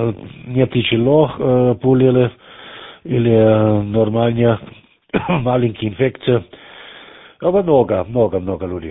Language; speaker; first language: Russian; non-native, learner; German